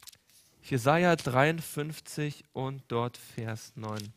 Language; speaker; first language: German; native; German